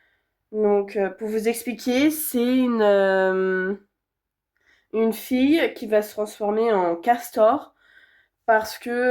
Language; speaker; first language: French; native; French